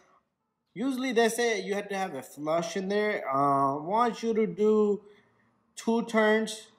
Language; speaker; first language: English; native; English